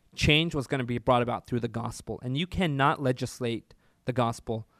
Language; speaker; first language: English; native; English